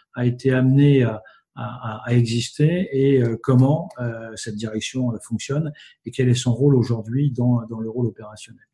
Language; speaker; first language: French; native; French